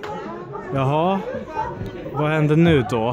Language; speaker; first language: Swedish; early bilingual, other home language; Polish